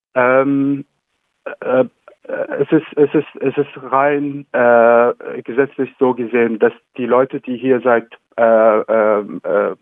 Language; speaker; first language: German; non-native, fluent; Arabic